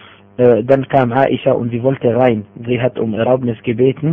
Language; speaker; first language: German; non-native, fluent; Arabic